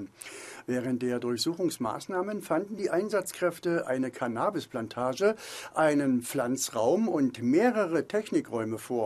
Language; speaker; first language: German; native; German